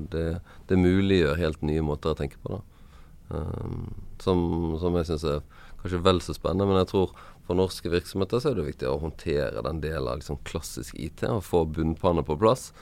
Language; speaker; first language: Norwegian; native; Norwegian